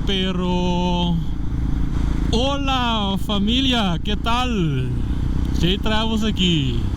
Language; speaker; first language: Spanish; non-native, learner; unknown